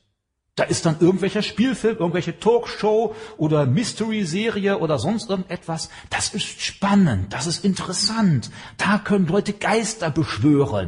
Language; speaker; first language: German; native; German